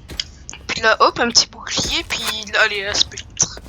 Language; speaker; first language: French; native; French